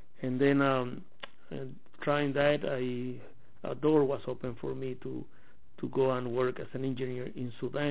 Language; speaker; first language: English; non-native, fluent; Spanish